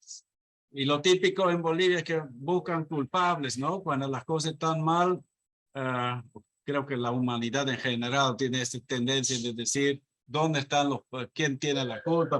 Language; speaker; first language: Spanish; non-native, fluent; Dutch